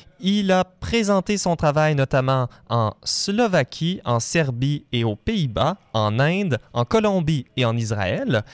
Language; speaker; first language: French; native; French